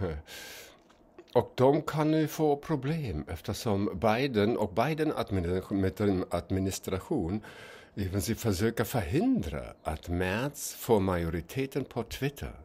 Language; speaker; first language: Swedish; non-native, fluent; German